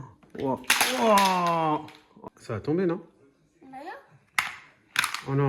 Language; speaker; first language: French; native; French